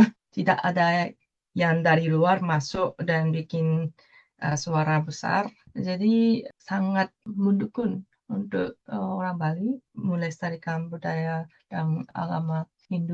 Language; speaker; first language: Indonesian; non-native, fluent; Japanese